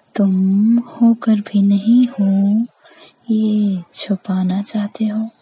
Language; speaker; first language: Hindi; native; Hindi